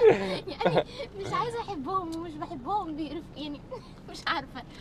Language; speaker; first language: Arabic; native; Arabic